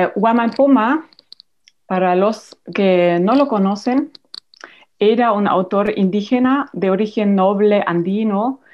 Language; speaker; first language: Spanish; non-native, fluent; German